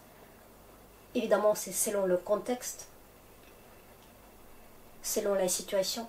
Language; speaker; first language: French; non-native, fluent; Russian